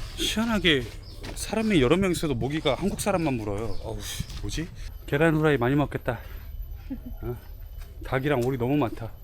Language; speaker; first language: Korean; native; Korean